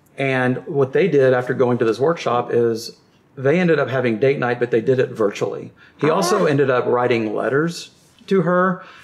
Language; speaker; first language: English; native; English